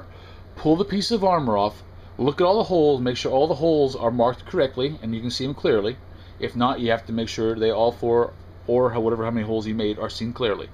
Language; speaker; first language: English; native; English